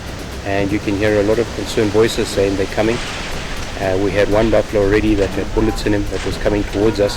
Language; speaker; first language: English; native; English